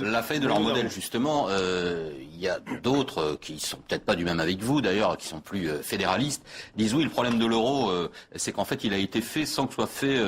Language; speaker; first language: French; native; French